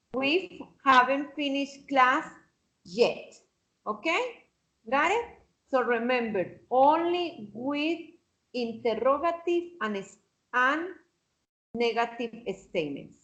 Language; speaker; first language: English; non-native, fluent; Spanish